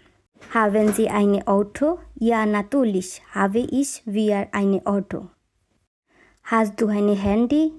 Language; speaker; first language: German; non-native, fluent; Bangla